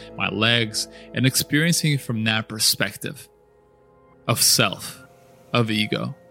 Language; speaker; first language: English; early bilingual, other home language; Russian